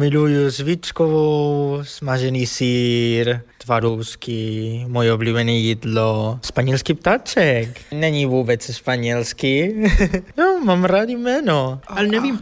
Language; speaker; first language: Czech; non-native, learner; Spanish